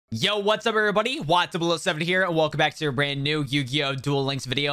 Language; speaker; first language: English; native; English